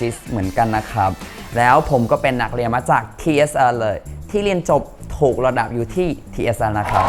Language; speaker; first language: Thai; non-native, fluent; Khmer